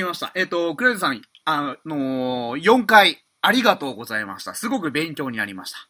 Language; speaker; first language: Japanese; native; Japanese